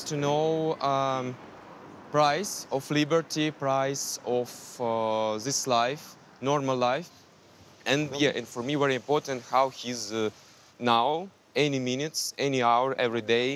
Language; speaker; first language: English; non-native, learner; Ukrainian